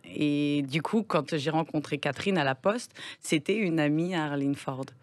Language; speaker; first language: French; native; French